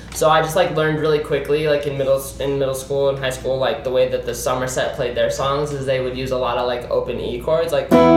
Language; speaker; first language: English; native; English